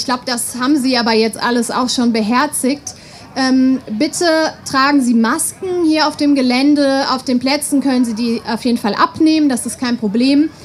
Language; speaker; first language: German; native; German